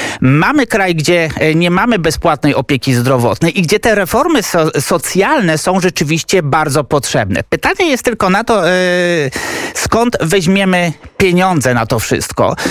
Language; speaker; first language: Polish; native; Polish